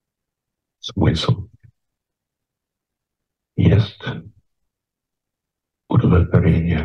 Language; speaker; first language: Russian; non-native, fluent; English